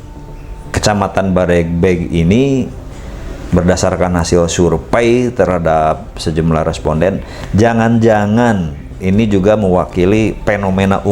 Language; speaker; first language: Indonesian; native; Indonesian